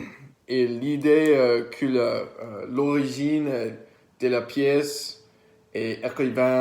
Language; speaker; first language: French; non-native, learner; English